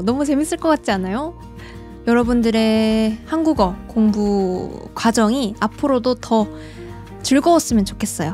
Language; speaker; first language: Korean; native; Korean